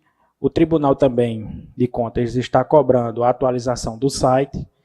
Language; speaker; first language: Portuguese; native; Portuguese